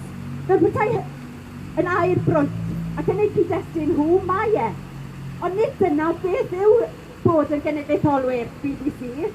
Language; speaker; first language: Welsh; native; Welsh